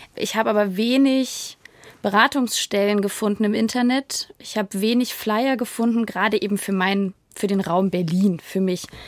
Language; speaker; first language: German; native; German